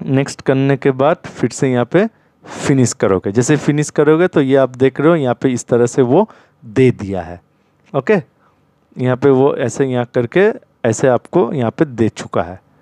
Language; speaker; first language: Hindi; non-native, local second language; Bangla